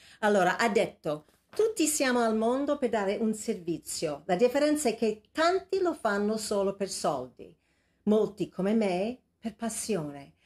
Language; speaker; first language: Italian; non-native, fluent; English